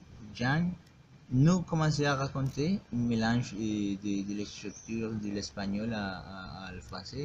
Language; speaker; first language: French; non-native, learner; Spanish